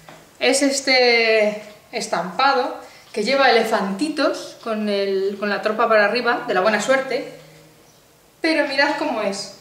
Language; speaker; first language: Spanish; native; Spanish